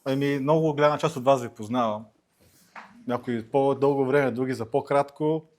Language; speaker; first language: Bulgarian; native; Bulgarian